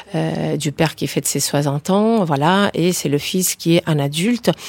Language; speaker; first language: French; early bilingual, heritage; Spanish